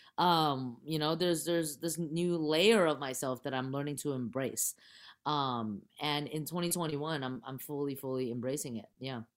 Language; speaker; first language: English; early bilingual, other home language; Chinese